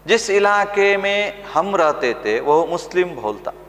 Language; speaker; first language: Hindi; non-native, local second language; Kannada